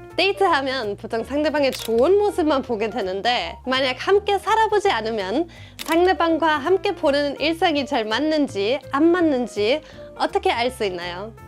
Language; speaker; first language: Korean; non-native, fluent; German